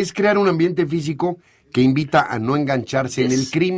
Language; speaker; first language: Spanish; native; Spanish